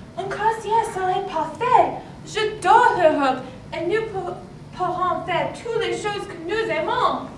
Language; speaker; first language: French; non-native, learner; English